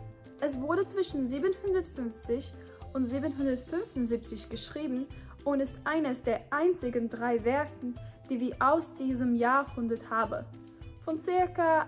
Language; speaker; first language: German; non-native, fluent; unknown